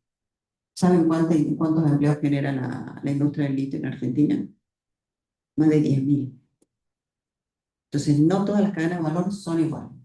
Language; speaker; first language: Spanish; native; Spanish